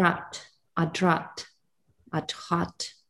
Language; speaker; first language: French; non-native, learner; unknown